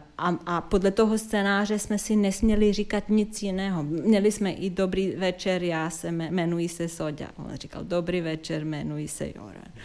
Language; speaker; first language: Czech; non-native, fluent; Serbian